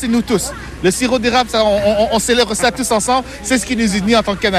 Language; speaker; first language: French; native; French